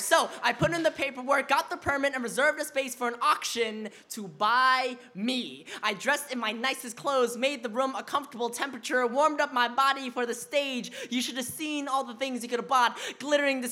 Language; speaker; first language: English; early bilingual, other home language; Vietnamese